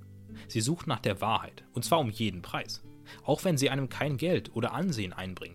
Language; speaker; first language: German; native; German